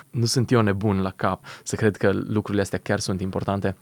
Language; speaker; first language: Romanian; native; Romanian